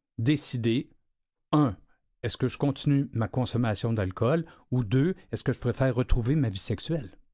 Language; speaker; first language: French; native; French